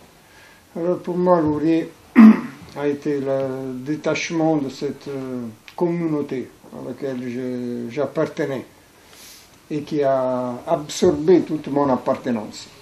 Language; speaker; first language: French; non-native, fluent; Italian